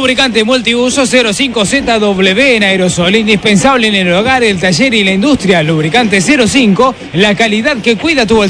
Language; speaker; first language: Spanish; native; Spanish